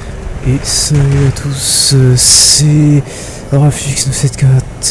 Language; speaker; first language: French; native; French